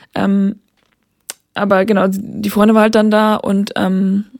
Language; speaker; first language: German; native; German